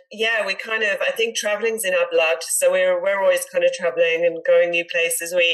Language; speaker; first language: English; native; English